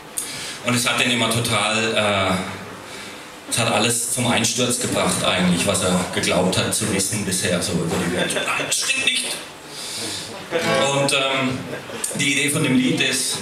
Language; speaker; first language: German; native; German